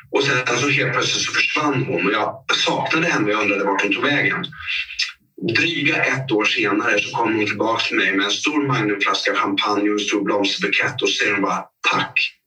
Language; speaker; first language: Swedish; native; Swedish